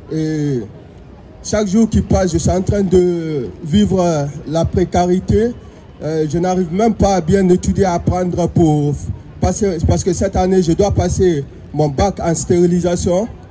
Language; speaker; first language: French; non-native, fluent; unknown